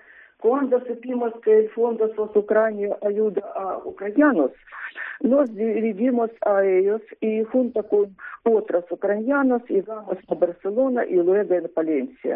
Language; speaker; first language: Spanish; non-native, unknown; Ukrainian